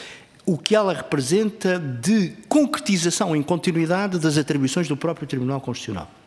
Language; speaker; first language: Portuguese; native; Portuguese